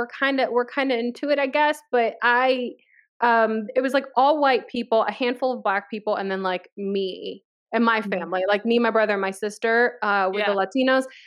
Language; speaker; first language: English; early bilingual, other home language; Spanish